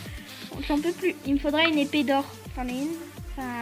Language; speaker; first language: French; native; French